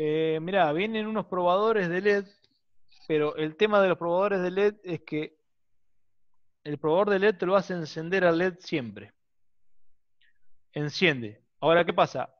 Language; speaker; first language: Spanish; native; Spanish